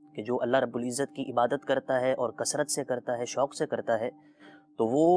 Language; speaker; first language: Urdu; native; Urdu